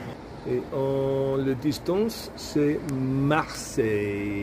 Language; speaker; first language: French; non-native, learner; English